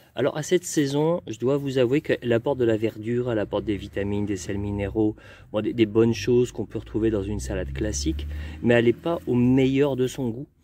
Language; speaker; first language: French; native; French